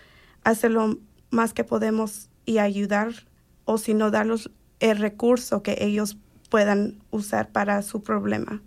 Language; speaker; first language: Spanish; early bilingual, heritage; Spanish